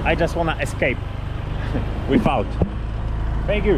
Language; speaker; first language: English; non-native, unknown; Polish